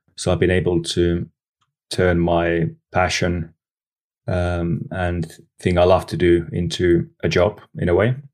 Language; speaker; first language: English; non-native, fluent; Finnish